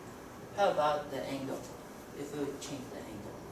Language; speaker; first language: English; non-native, learner; Chinese